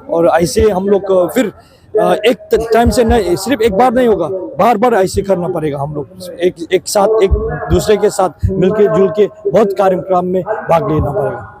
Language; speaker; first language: Hindi; non-native, fluent; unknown